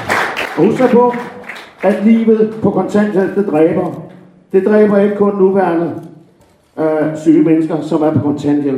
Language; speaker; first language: Danish; native; Danish